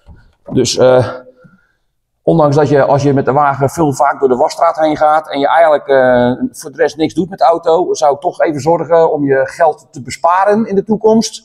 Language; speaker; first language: Dutch; native; Dutch